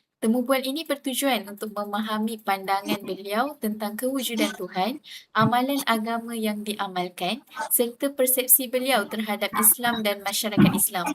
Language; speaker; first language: Malay; native; Malay